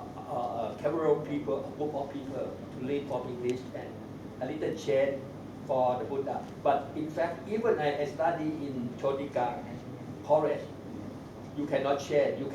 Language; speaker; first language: English; non-native, learner; Thai